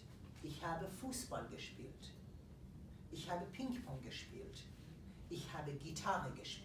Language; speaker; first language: German; non-native, fluent; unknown